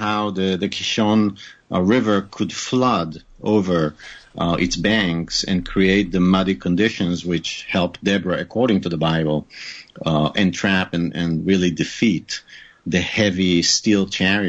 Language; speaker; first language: English; non-native, fluent; Hebrew